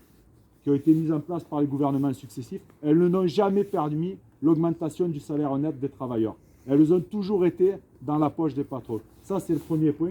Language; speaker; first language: French; native; French